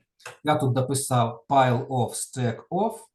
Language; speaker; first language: English; non-native, fluent; Ukrainian